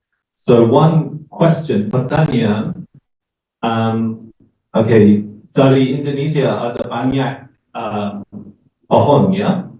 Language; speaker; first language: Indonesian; non-native, learner; English